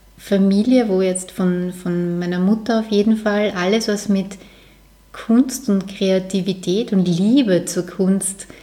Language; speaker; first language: German; native; German